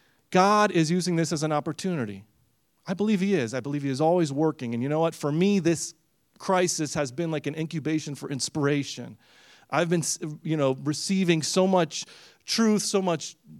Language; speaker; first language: English; early bilingual, other home language; Romanian